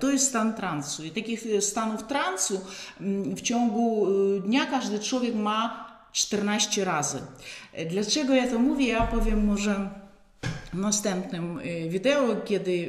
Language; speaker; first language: Polish; non-native, fluent; Russian